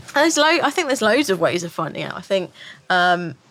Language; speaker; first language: English; native; English